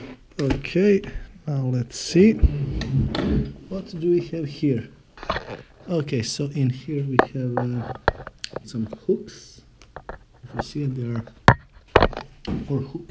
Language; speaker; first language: English; non-native, fluent; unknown